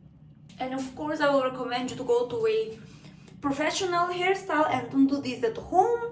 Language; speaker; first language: English; non-native, fluent; Spanish